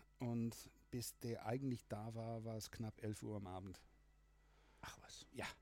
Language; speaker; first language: German; non-native, fluent; English